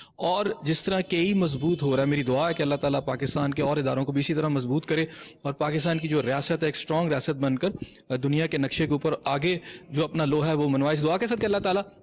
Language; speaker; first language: Urdu; non-native, local second language; Punjabi